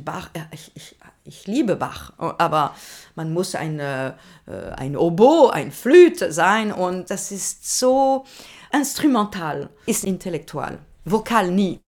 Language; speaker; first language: German; non-native, learner; French